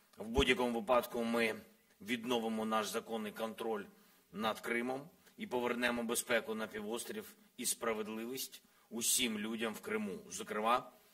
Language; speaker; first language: Ukrainian; non-native, local second language; Russian